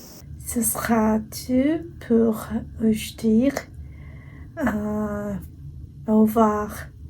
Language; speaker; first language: French; non-native, learner; Japanese